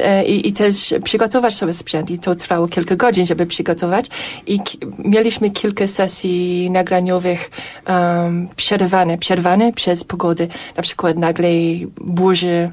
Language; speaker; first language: Polish; non-native, fluent; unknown